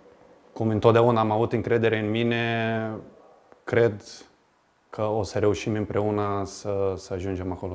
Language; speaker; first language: Romanian; non-native, fluent; Lithuanian